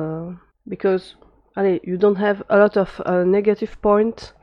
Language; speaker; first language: English; non-native, fluent; French